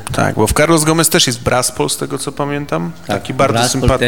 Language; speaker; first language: Polish; native; Polish